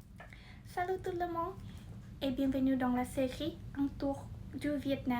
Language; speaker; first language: French; non-native, learner; Vietnamese